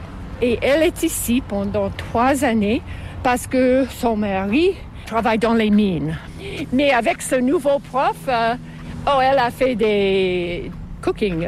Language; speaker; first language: French; non-native, fluent; English